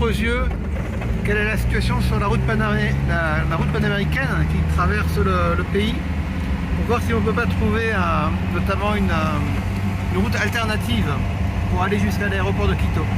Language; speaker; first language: French; native; French